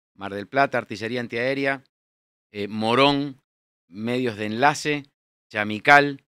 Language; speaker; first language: Spanish; native; Spanish